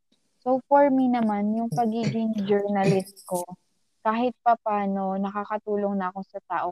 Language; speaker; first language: English; non-native, local second language; Filipino